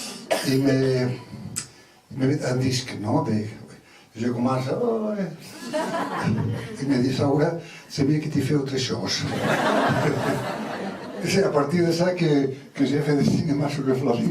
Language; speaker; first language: French; non-native, learner; Spanish